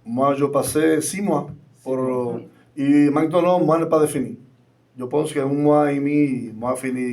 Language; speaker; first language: French; non-native, learner; Spanish